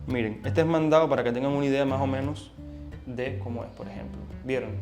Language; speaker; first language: Spanish; native; Spanish